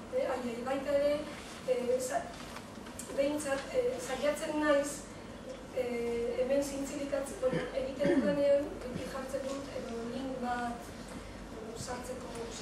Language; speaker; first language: Basque; non-native, local second language; Spanish